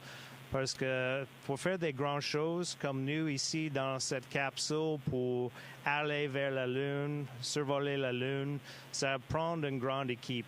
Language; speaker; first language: French; non-native, fluent; English